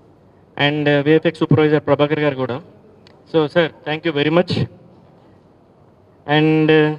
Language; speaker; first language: Telugu; native; Telugu